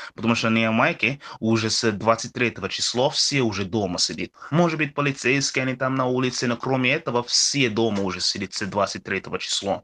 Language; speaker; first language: Russian; non-native, fluent; English